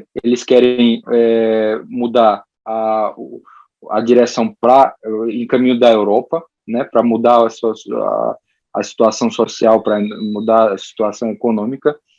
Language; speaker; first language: Portuguese; early bilingual, heritage; Portuguese